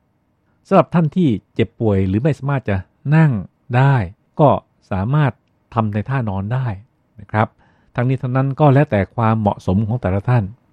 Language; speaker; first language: Thai; native; Thai